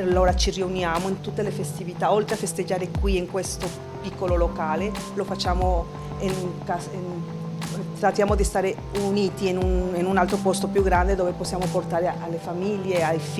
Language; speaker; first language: Italian; non-native, fluent; Spanish